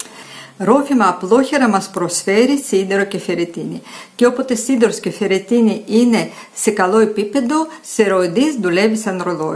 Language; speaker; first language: Greek; non-native, fluent; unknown